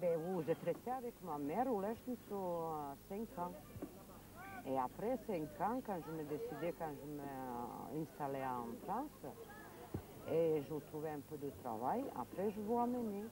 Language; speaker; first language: French; non-native, learner; Serbian